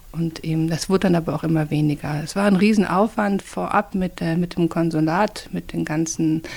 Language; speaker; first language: German; native; German